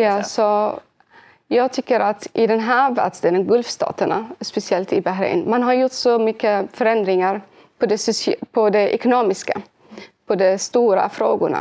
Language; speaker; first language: Swedish; early bilingual, other home language; Arabic